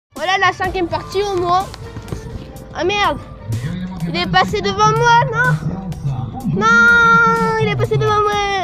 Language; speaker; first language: French; native; French